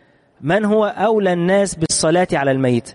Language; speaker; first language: Arabic; native; Arabic